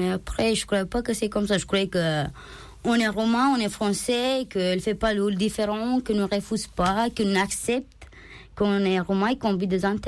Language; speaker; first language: French; non-native, learner; Romanian